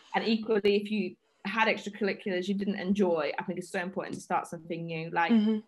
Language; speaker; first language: English; native; English